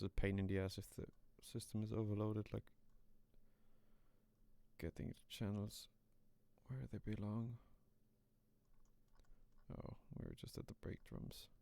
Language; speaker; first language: English; non-native, fluent; German